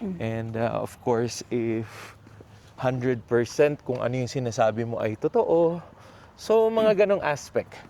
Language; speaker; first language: Filipino; non-native, local second language; Cebuano